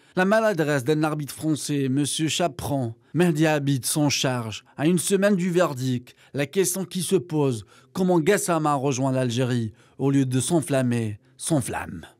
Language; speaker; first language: French; non-native, local second language; Arabic